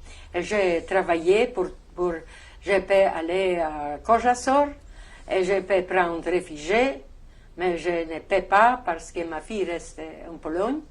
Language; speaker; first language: French; non-native, learner; Polish